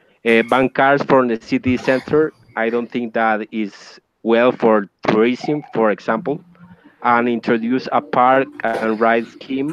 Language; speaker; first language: English; non-native, learner; Spanish